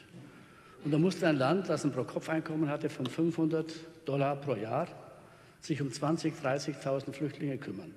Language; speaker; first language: German; native; German